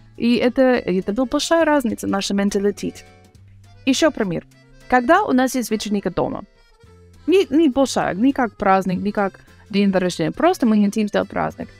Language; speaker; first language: Russian; non-native, learner; English